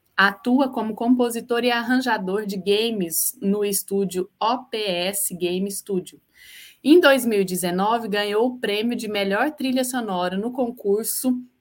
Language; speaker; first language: Portuguese; native; Portuguese